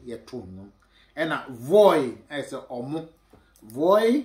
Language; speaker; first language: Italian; non-native, learner; Akan